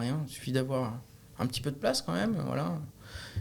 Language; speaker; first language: French; native; French